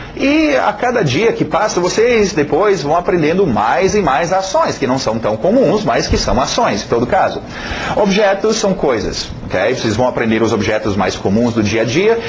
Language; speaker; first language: Portuguese; non-native, fluent; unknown